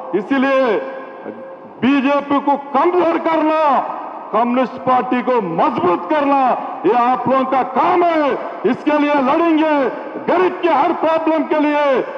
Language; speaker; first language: Hindi; non-native, local second language; Telugu